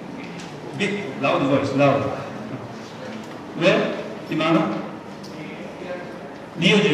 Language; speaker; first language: English; non-native, fluent; Korean